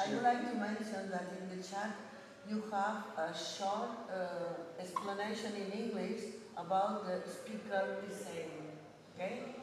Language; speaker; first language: English; non-native, learner; Spanish